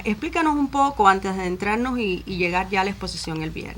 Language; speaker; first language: Spanish; native; Spanish